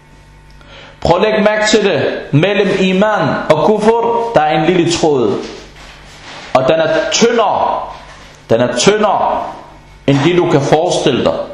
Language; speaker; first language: Danish; early bilingual, other home language; Arabic